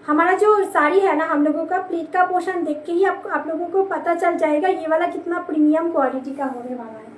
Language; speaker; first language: Hindi; non-native, local second language; Bangla